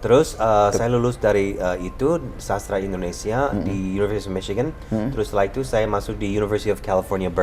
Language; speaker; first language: Indonesian; non-native, fluent; English